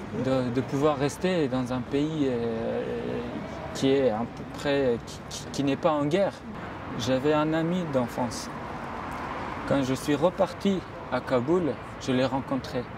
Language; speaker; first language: French; non-native, fluent; Persian